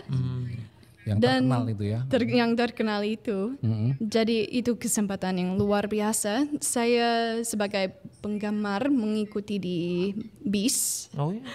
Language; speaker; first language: Indonesian; non-native, fluent; English